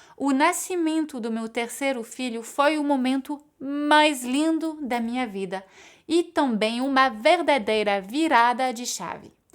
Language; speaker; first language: Portuguese; non-native, fluent; French